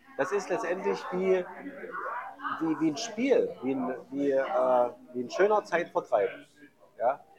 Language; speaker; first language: German; native; German